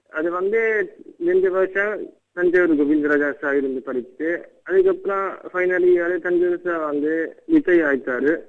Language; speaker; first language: Tamil; non-native, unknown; Japanese